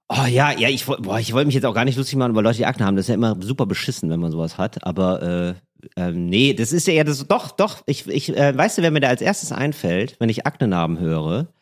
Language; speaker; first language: German; native; German